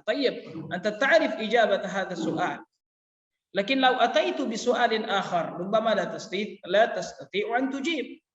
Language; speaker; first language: Arabic; non-native, fluent; Indonesian